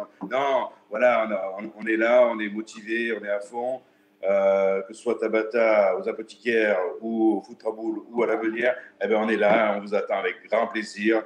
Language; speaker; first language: French; native; French